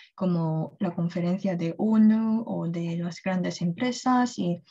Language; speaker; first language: Spanish; non-native, fluent; Korean